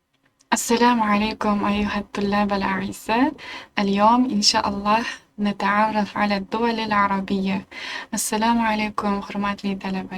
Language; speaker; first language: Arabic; non-native, local second language; Uzbek